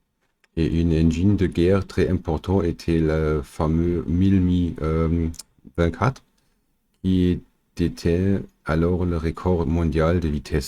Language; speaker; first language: French; non-native, learner; German